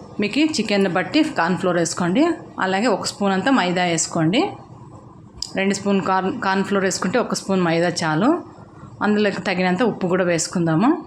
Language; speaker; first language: Telugu; native; Telugu